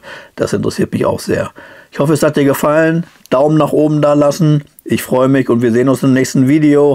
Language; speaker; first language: German; native; German